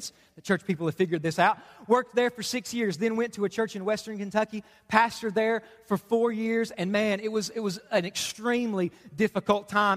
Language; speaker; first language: English; native; English